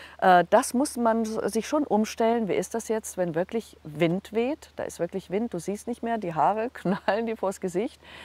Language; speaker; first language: German; non-native, local second language; Hungarian